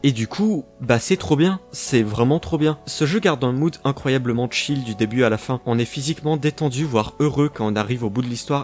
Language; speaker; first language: French; native; French